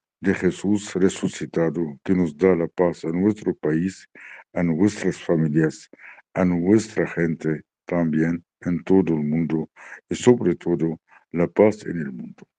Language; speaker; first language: Spanish; non-native, learner; Arabic